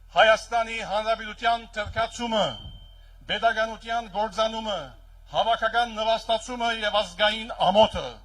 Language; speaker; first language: Armenian; early bilingual, heritage; Armenian